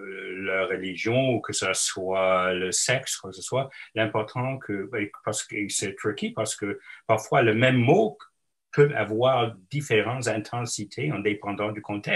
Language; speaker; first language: French; non-native, local second language; English